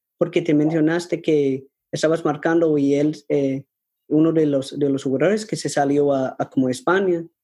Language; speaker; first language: Spanish; non-native, learner; English